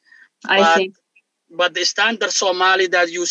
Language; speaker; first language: English; non-native, fluent; Somali